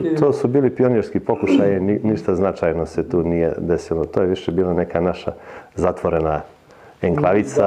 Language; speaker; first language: Serbian; native; Serbian